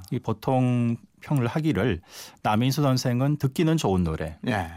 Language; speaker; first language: Korean; native; Korean